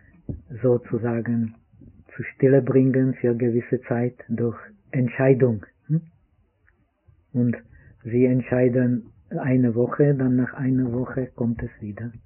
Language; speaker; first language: German; non-native, fluent; Czech